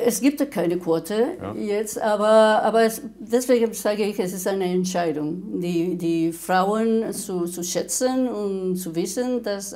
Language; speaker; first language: German; non-native, fluent; Spanish